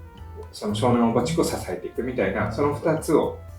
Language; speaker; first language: Japanese; native; Japanese